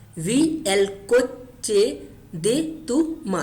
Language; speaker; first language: Spanish; non-native, fluent; Hindi